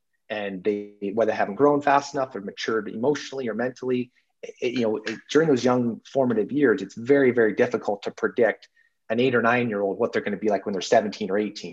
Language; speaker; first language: English; native; English